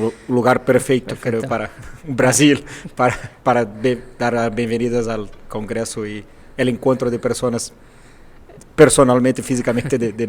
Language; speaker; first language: Spanish; non-native, fluent; Portuguese